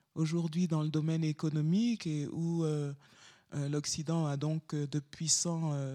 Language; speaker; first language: French; native; French